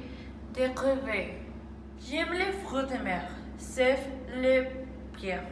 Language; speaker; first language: French; non-native, learner; Spanish